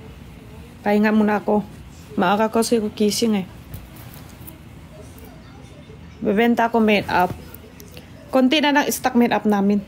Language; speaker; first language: Filipino; non-native, learner; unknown